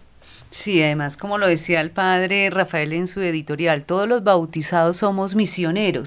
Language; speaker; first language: Spanish; native; Spanish